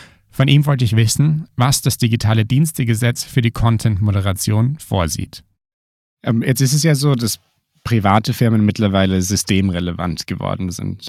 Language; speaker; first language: German; native; German